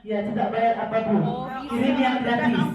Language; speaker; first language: Indonesian; non-native, fluent; Arabic